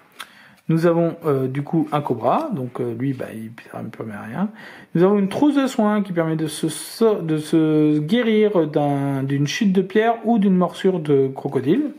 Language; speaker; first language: French; native; French